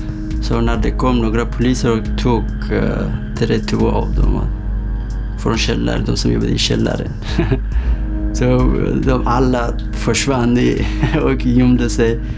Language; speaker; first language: Swedish; non-native, learner; Persian